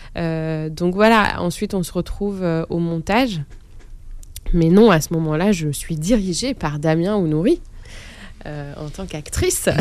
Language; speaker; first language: French; non-native, local second language; Arabic